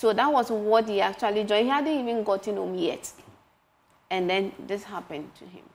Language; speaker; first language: English; non-native, local second language; Ga